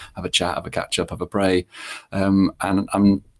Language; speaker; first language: English; native; English